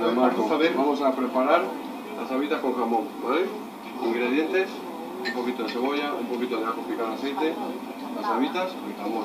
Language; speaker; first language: Spanish; native; Spanish